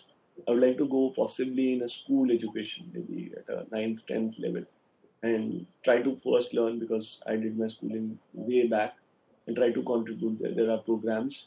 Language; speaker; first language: English; non-native, local second language; Hindi